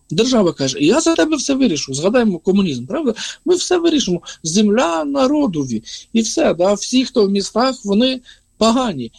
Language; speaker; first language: Ukrainian; native; Ukrainian